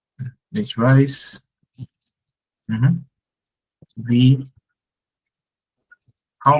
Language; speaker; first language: German; non-native, fluent; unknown